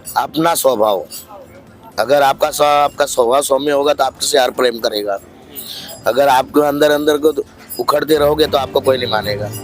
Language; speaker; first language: Hindi; native; Hindi